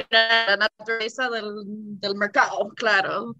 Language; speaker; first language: Spanish; non-native, fluent; English